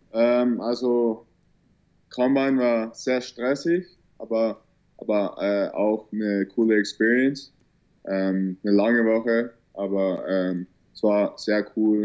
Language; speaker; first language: German; early bilingual, heritage; German